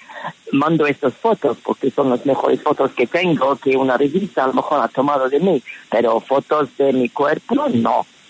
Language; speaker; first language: Spanish; non-native, fluent; English